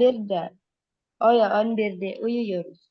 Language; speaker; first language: Turkish; non-native, learner; Indonesian